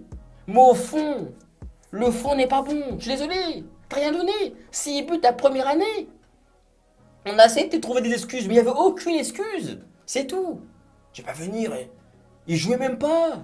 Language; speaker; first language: French; native; French